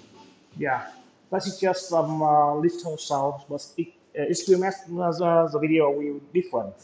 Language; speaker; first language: English; non-native, local second language; Vietnamese